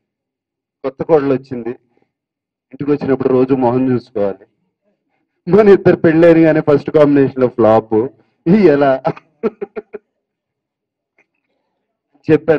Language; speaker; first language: Telugu; native; Telugu